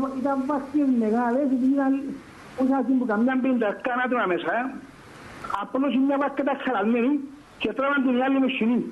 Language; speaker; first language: Greek; native; Greek